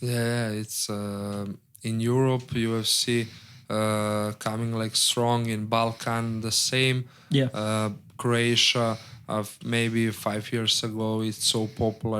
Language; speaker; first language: English; non-native, learner; Serbian